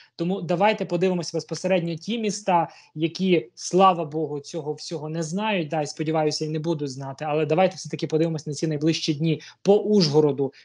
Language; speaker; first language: Ukrainian; native; Ukrainian